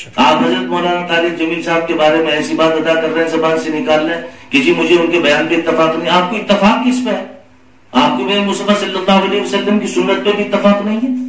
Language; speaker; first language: Urdu; native; Urdu